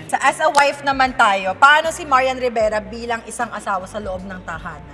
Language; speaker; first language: Filipino; native; Filipino